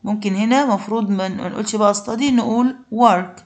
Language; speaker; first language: Arabic; native; Arabic